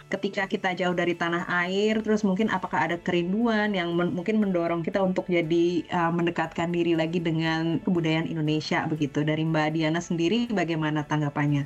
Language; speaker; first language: Indonesian; native; Indonesian